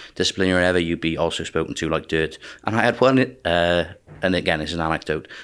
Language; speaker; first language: English; native; English